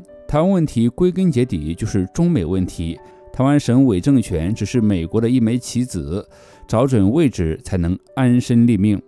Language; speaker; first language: Chinese; native; Chinese